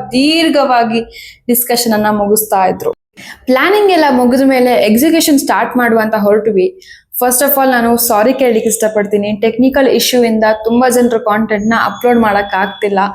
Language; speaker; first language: Kannada; non-native, local second language; Tulu